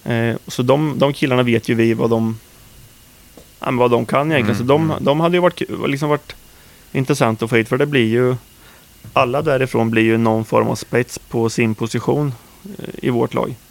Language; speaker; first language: Swedish; native; Swedish